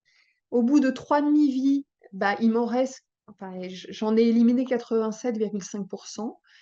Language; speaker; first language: French; native; French